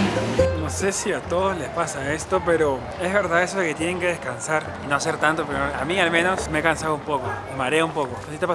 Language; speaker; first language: Spanish; native; Spanish